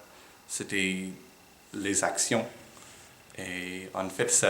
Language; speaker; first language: French; non-native, fluent; English